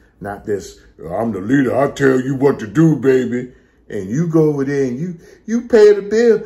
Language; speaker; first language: English; native; English